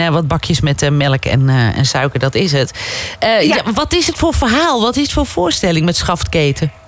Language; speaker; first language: Dutch; native; Dutch